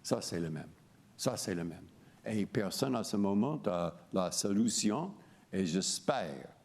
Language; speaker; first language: French; non-native, fluent; English